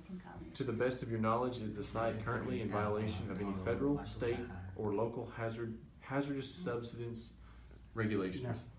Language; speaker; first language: English; native; English